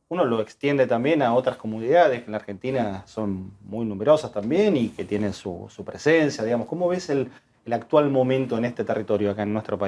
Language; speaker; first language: Spanish; native; Spanish